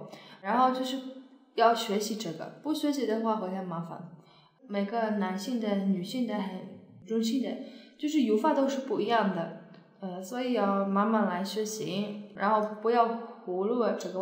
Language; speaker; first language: Chinese; non-native, fluent; Polish